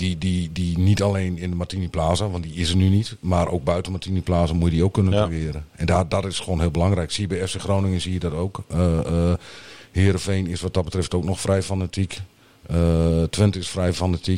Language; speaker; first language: Dutch; native; Dutch